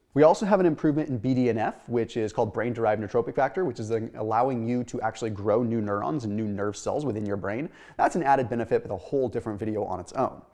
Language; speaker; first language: English; native; English